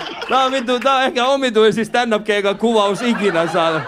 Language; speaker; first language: Finnish; early bilingual, other home language; Persian